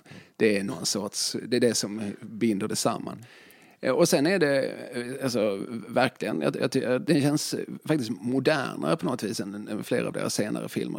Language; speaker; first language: Swedish; native; Swedish